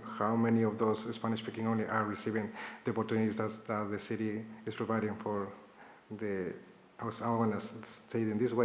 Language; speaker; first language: English; non-native, fluent; Spanish